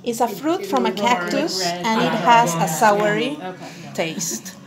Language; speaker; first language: English; non-native, fluent; Spanish